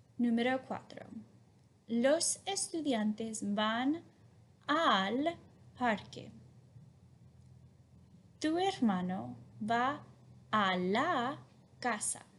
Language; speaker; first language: Spanish; non-native, fluent; English